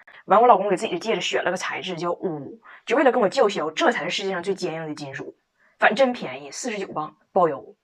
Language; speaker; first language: Chinese; native; Chinese